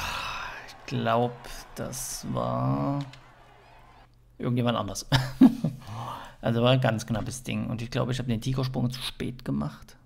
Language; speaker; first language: German; native; German